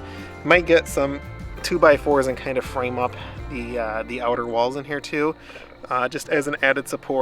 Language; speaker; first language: English; native; English